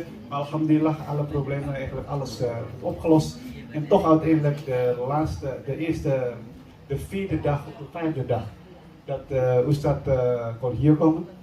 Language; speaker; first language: Dutch; non-native, fluent; Indonesian